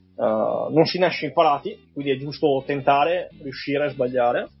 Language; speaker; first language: Italian; native; Italian